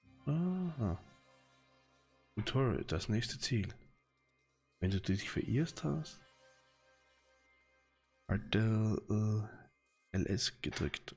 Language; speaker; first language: German; native; German